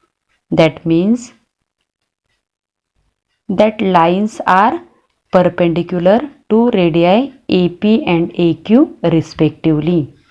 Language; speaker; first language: English; non-native, local second language; Marathi